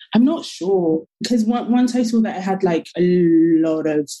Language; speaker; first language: English; native; English